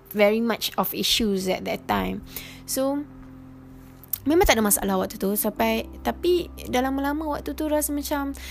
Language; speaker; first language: English; non-native, local second language; Malay